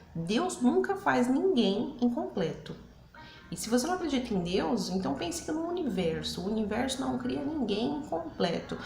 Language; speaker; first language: Portuguese; early bilingual, other home language; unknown